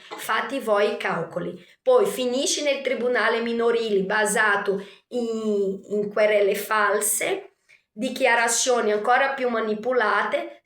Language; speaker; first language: Italian; non-native, fluent; Portuguese